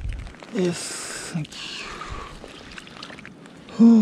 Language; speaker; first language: English; non-native, learner; Japanese